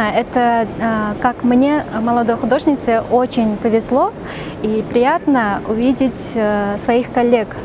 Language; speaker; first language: Russian; non-native, fluent; Uzbek